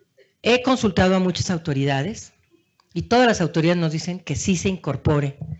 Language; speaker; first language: Spanish; native; Spanish